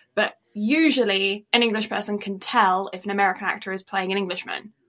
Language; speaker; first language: English; native; English